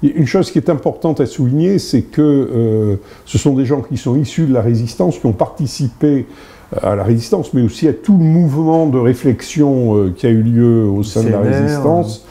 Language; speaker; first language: French; native; French